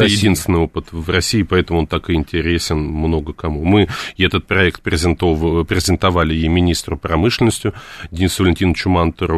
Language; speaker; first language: Russian; native; Russian